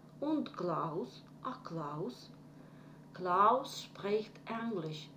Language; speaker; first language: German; non-native, fluent; Ukrainian